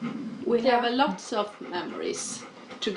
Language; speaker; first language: English; non-native, learner; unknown